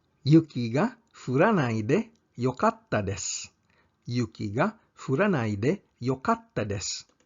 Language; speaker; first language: Japanese; non-native, fluent; English